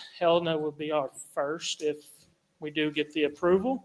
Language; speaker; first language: English; native; English